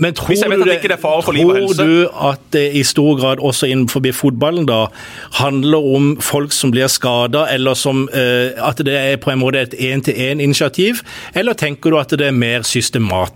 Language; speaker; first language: Norwegian; native; Norwegian